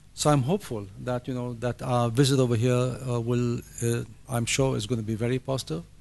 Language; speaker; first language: English; non-native, fluent; Arabic